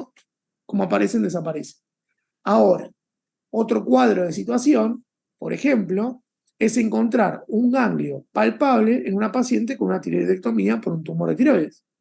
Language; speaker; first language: Spanish; native; Spanish